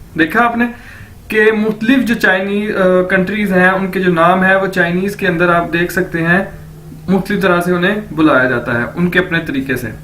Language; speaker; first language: Urdu; native; Urdu